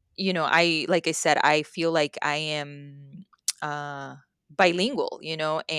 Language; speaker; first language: English; non-native, fluent; Spanish